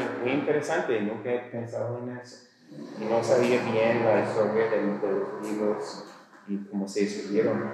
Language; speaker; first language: Spanish; non-native, fluent; English